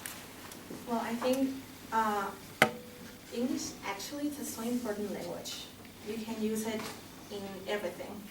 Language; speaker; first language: English; non-native, fluent; Spanish